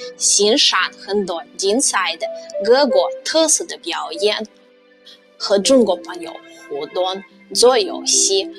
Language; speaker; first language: Chinese; non-native, learner; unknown